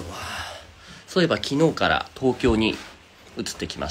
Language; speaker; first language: Japanese; native; Japanese